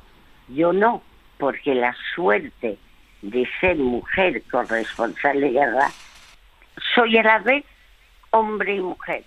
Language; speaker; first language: Spanish; early bilingual, other home language; French